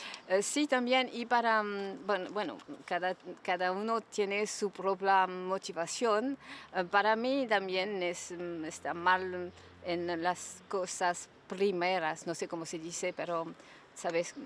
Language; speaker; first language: Spanish; non-native, learner; French